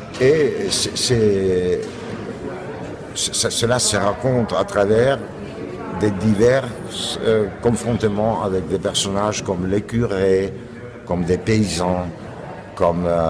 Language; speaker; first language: French; non-native, fluent; Spanish